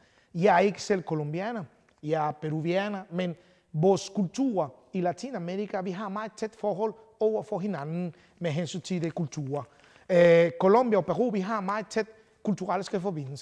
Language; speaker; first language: Danish; non-native, fluent; Spanish